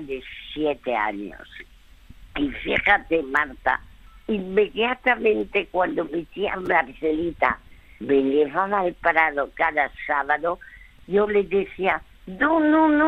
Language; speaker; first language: Spanish; early bilingual, other home language; French